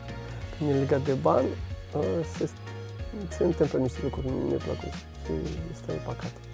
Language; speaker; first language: Romanian; non-native, fluent; French